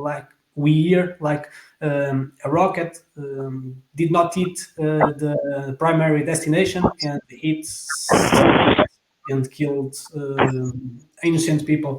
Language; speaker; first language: English; non-native, fluent; Portuguese